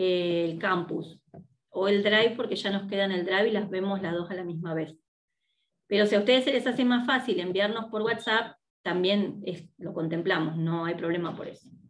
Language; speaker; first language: Spanish; native; Spanish